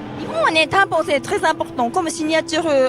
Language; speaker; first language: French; non-native, learner; Japanese